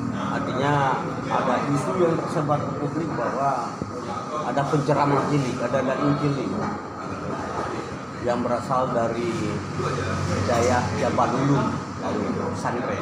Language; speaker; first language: Indonesian; native; Indonesian